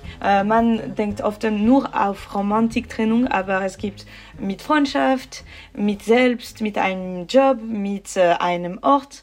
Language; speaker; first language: German; non-native, learner; French